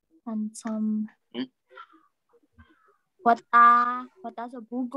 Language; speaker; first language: Korean; non-native, learner; Burmese